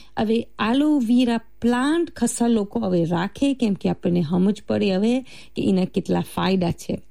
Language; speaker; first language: Gujarati; early bilingual, heritage; Gujarati